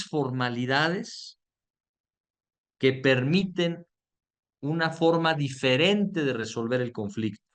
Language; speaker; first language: Spanish; native; Spanish